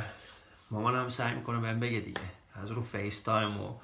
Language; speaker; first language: Persian; early bilingual, heritage; Persian